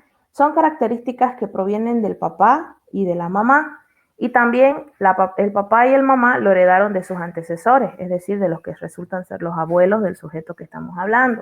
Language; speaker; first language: Spanish; native; Spanish